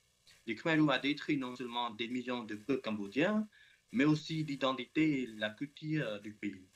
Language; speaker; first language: French; non-native, learner; Khmer